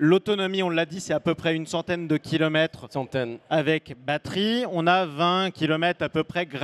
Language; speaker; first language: French; native; French